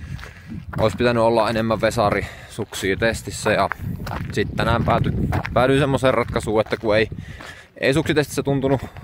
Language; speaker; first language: Finnish; native; Finnish